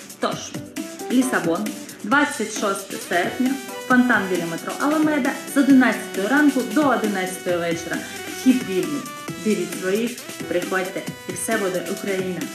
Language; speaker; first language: Ukrainian; native; Ukrainian